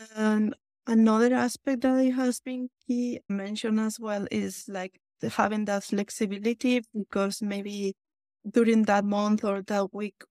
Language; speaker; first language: English; non-native, fluent; Spanish